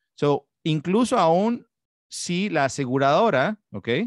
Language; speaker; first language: English; non-native, fluent; Spanish